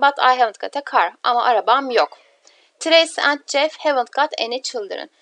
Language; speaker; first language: English; non-native, fluent; Turkish